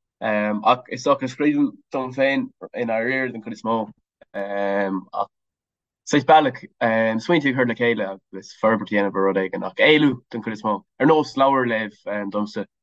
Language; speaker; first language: Irish; non-native, local second language; English